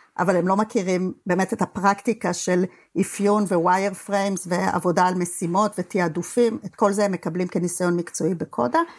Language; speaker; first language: Hebrew; native; Hebrew